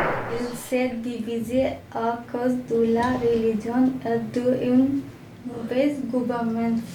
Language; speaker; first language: French; non-native, learner; Bangla